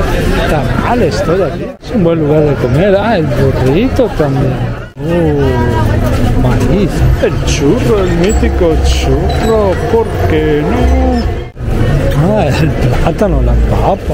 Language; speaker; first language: Spanish; non-native, learner; Italian